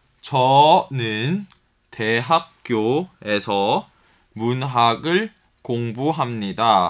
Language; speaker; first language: Korean; non-native, fluent; Chinese